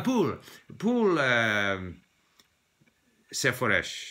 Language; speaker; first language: Persian; non-native, learner; English